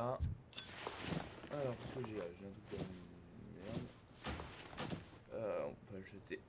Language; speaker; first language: French; native; French